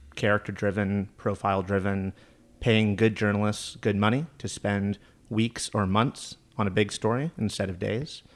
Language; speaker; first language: English; native; English